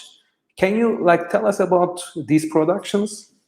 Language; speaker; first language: English; non-native, fluent; Turkish